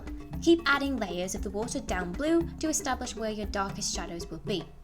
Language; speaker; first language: English; native; English